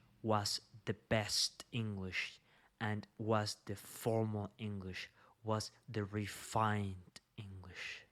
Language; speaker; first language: English; non-native, fluent; Spanish